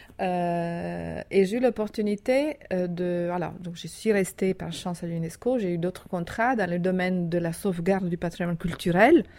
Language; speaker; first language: French; non-native, fluent; Italian